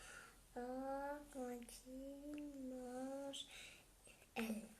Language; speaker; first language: French; non-native, learner; Vietnamese